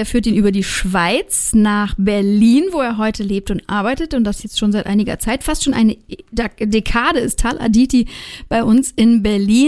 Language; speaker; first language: German; native; German